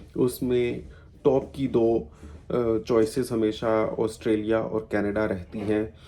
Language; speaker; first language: Urdu; native; Urdu